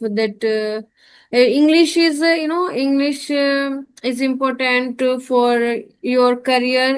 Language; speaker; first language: English; non-native, learner; Hindi